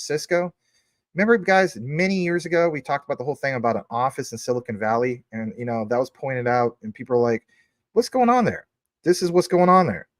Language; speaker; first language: English; native; English